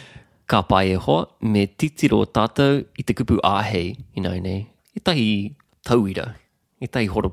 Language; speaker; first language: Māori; non-native, local second language; English